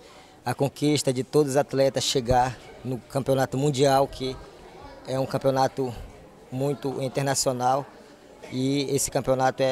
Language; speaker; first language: Portuguese; native; Portuguese